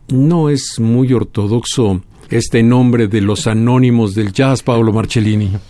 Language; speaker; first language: Spanish; native; Spanish